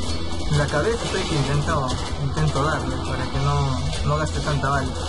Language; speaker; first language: Spanish; native; Spanish